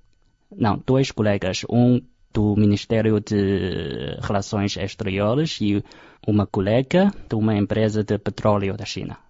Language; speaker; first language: Portuguese; non-native, fluent; Chinese